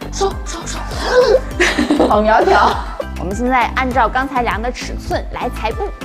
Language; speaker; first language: Chinese; native; Chinese